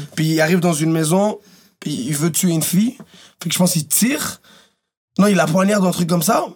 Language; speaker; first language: French; early bilingual, other home language; Arabic